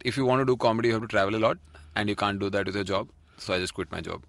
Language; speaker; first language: English; non-native, local second language; Odia